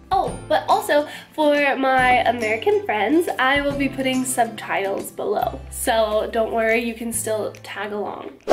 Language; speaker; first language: English; early bilingual, other home language; Romanian